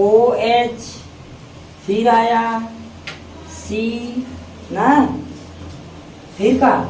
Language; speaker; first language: Hindi; native; Hindi